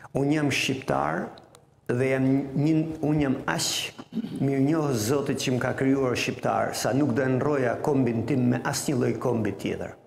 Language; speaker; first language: Albanian; native; Albanian